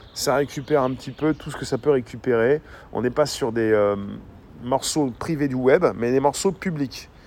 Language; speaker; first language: French; native; French